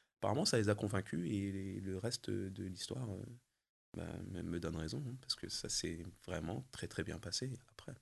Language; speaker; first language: French; early bilingual, other home language; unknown